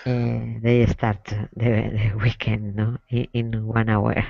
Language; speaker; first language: English; non-native, learner; Spanish